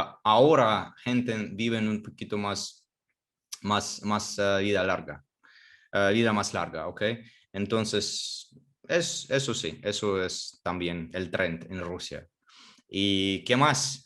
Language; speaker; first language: Spanish; non-native, fluent; Russian